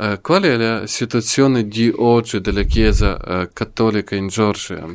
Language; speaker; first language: Italian; non-native, learner; Ukrainian